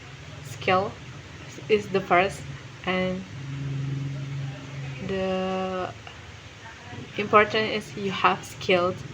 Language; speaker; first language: English; non-native, learner; Indonesian